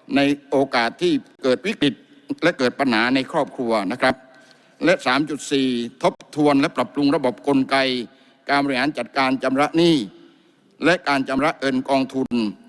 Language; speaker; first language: Thai; native; Thai